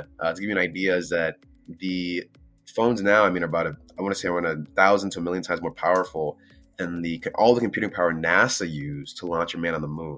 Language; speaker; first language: English; native; English